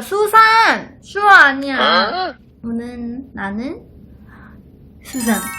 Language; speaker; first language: Korean; non-native, learner; Chinese